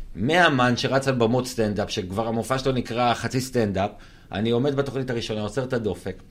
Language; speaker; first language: Hebrew; native; Hebrew